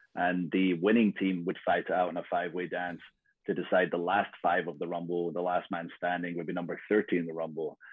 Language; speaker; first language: English; native; English